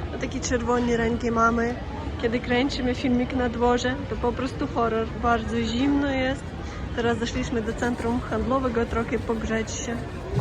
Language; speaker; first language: Polish; non-native, learner; Ukrainian